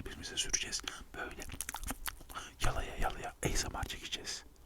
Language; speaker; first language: Turkish; native; Turkish